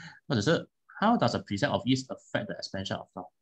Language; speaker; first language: English; non-native, local second language; Chinese